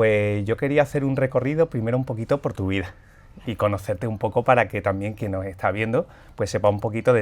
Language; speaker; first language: Spanish; native; Spanish